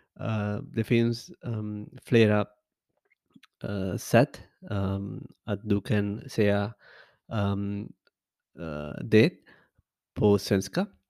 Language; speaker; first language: Swedish; non-native, learner; English